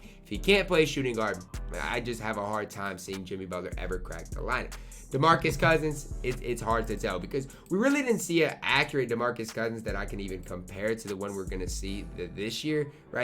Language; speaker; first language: English; native; English